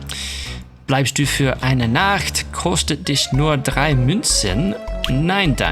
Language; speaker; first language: German; non-native, learner; English